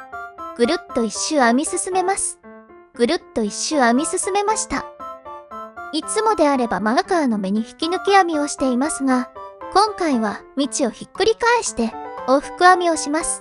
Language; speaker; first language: Japanese; native; Japanese